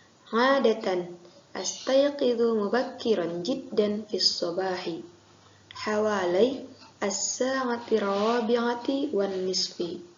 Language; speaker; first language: Arabic; non-native, fluent; Indonesian